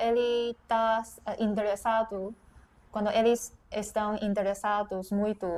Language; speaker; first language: Portuguese; non-native, fluent; Chinese